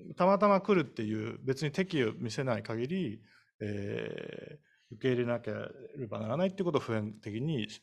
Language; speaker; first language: Japanese; native; Japanese